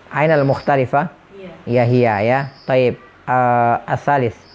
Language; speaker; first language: Arabic; non-native, fluent; Indonesian